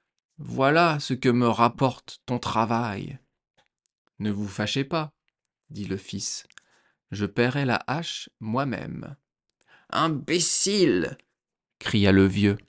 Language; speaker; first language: French; native; French